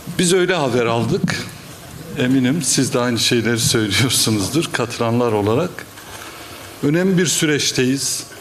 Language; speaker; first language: Turkish; non-native, local second language; Kurdish